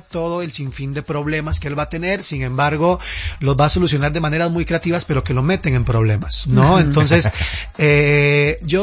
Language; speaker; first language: Spanish; native; Spanish